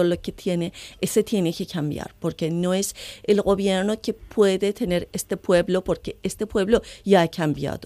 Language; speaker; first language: Spanish; non-native, learner; Persian